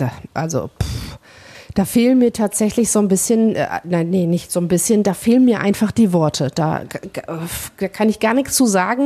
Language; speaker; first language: German; native; German